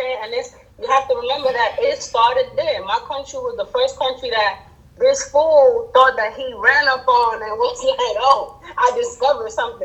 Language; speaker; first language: English; early bilingual, other home language; Spanish